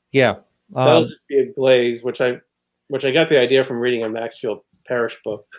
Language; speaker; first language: English; native; English